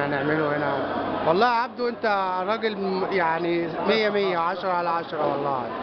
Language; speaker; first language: Arabic; native; Arabic